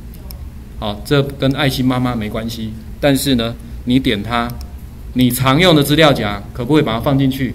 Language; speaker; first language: Chinese; native; Chinese